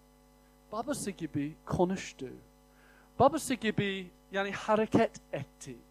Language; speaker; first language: Turkish; non-native, fluent; English